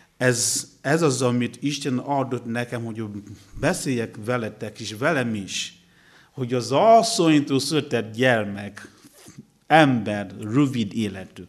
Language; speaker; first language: Hungarian; non-native, learner; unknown